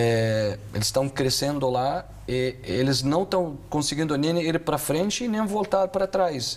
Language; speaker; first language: Portuguese; non-native, fluent; Arabic